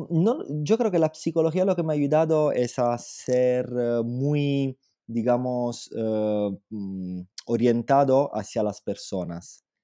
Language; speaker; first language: Spanish; non-native, fluent; Italian